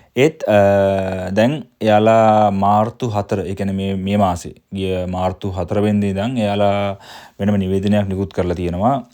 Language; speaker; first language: Sinhala; native; Sinhala